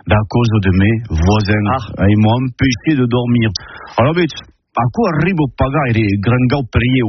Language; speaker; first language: French; native; French